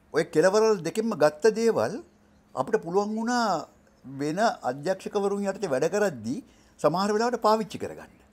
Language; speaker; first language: Sinhala; native; Sinhala